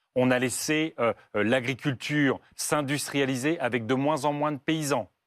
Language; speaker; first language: French; native; French